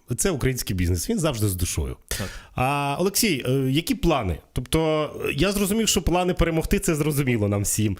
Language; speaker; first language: Ukrainian; native; Ukrainian